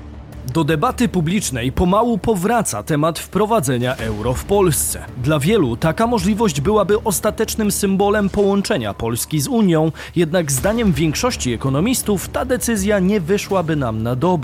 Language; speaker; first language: Polish; native; Polish